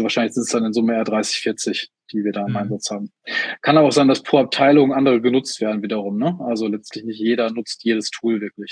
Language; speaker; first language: German; native; German